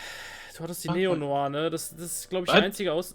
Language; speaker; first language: German; native; German